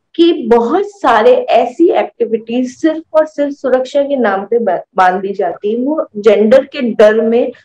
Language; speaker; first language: Hindi; native; Hindi